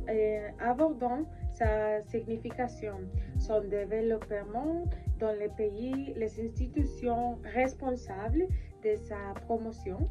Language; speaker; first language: French; non-native, learner; Spanish